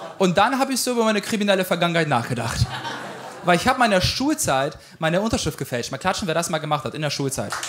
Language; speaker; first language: German; early bilingual, other home language; Ukrainian